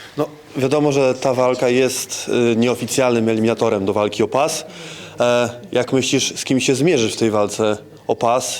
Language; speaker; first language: Polish; native; Polish